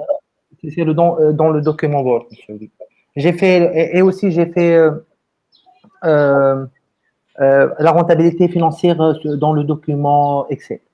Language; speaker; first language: French; non-native, fluent; Romanian